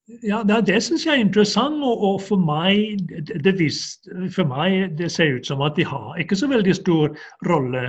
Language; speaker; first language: Norwegian; non-native, fluent; English